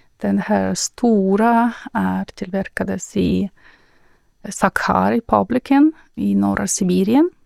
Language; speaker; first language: Swedish; non-native, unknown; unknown